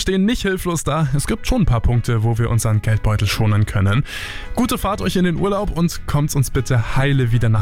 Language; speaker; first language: German; native; German